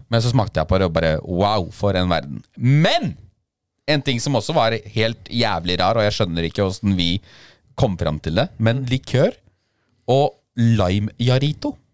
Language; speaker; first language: Norwegian; early bilingual, other home language; Polish